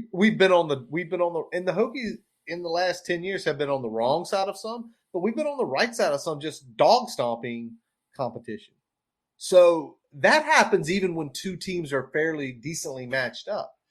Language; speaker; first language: English; native; English